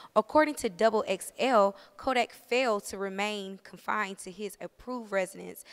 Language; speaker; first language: English; native; English